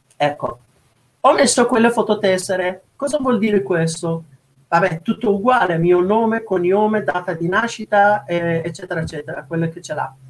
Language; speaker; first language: Italian; non-native, fluent; Persian